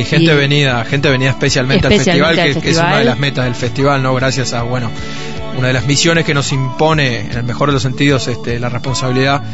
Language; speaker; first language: Spanish; native; Spanish